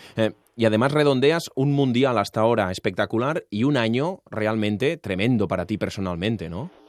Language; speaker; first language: Spanish; non-native, local second language; Catalan